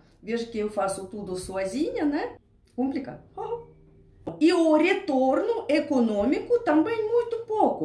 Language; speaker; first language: Portuguese; non-native, learner; Russian